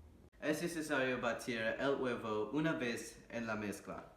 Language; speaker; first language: Spanish; non-native, learner; English